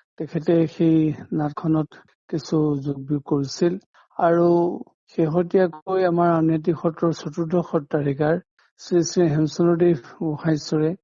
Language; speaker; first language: Assamese; native; Assamese